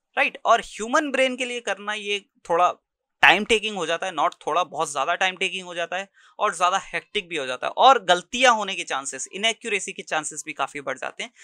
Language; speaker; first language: Hindi; native; Hindi